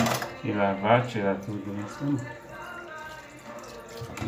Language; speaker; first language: Portuguese; non-native, learner; Haitian Creole